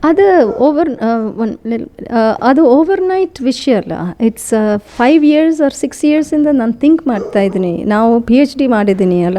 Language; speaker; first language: Kannada; non-native, learner; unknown